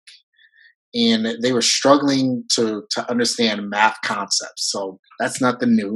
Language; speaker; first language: English; early bilingual, other home language; French